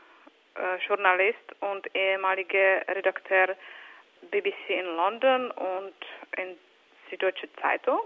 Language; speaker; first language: German; non-native, fluent; Czech